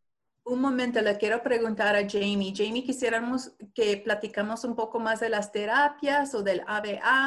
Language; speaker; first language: Spanish; non-native, learner; English